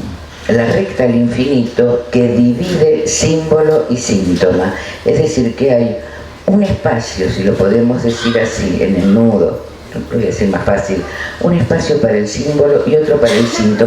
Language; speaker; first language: Spanish; native; Spanish